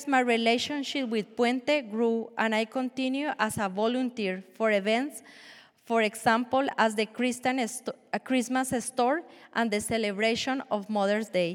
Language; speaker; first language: English; non-native, fluent; Spanish